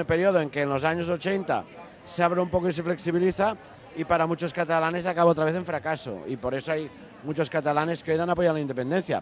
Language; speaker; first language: Spanish; non-native, local second language; Catalan